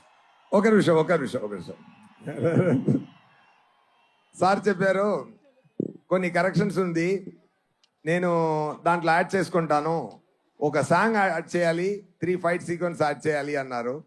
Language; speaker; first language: Telugu; non-native, fluent; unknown